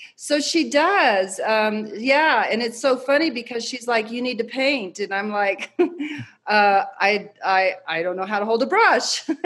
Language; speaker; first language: English; native; English